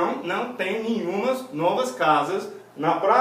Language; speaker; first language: Portuguese; non-native, fluent; English